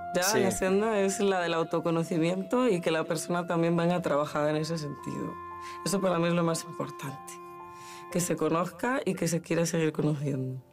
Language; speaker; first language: Spanish; native; Spanish